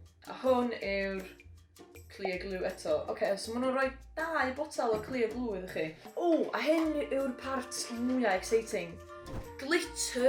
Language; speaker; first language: Welsh; native; Welsh